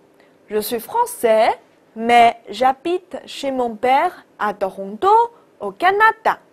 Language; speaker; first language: French; non-native, fluent; Chinese